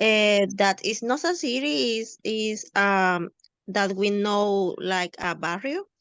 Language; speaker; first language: English; non-native, learner; Spanish